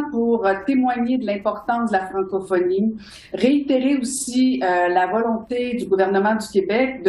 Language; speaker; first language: French; native; French